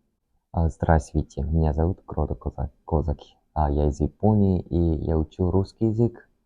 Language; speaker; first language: Russian; non-native, learner; Japanese